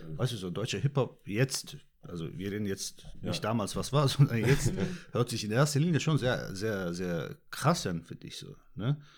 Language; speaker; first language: German; non-native, fluent; Turkish